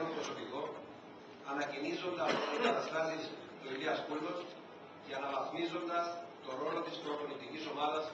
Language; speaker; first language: Greek; native; Greek